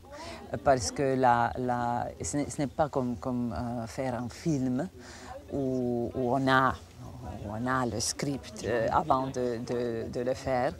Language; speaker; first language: French; non-native, fluent; Croatian